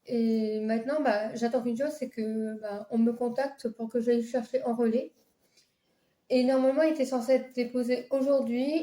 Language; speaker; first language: French; native; French